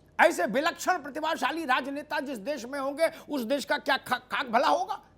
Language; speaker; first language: Hindi; native; Hindi